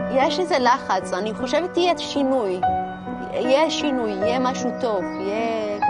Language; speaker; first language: Hebrew; non-native, fluent; Amharic